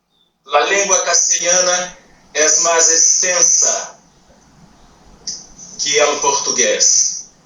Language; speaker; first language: Spanish; non-native, learner; Portuguese